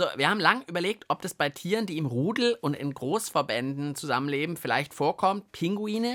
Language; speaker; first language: German; native; German